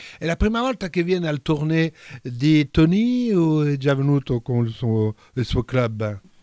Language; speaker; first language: Italian; early bilingual, heritage; Italian